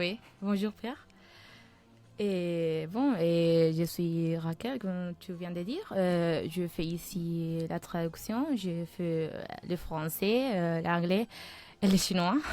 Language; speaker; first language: French; non-native, fluent; Spanish